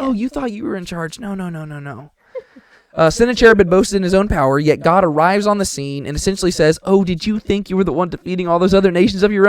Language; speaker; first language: English; native; English